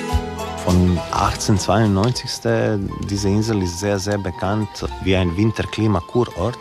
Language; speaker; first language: German; non-native, learner; Croatian